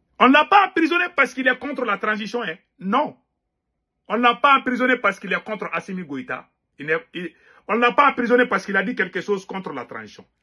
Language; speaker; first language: French; non-native, local second language; Bambara